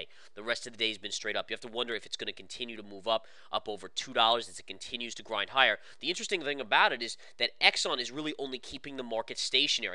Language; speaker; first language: English; native; English